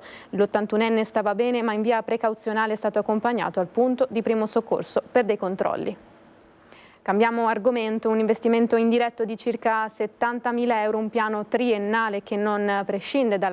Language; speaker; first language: Italian; native; Italian